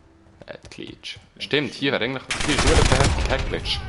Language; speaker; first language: German; native; German